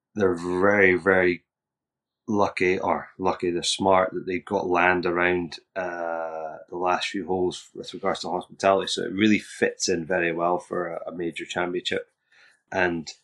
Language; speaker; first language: English; native; English